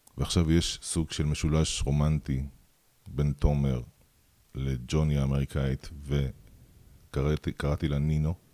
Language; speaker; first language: Hebrew; early bilingual, other home language; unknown